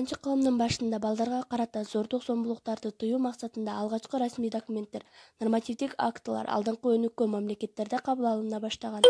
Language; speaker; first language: Kyrgyz; native; Kyrgyz